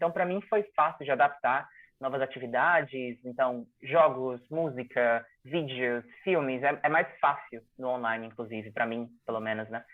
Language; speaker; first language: Portuguese; native; Portuguese